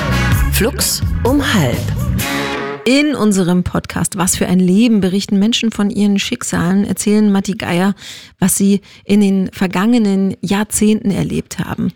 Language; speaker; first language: German; native; German